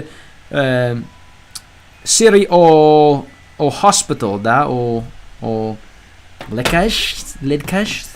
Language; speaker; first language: Russian; non-native, learner; English